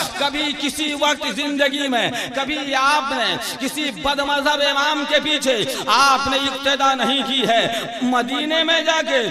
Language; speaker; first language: Urdu; native; Urdu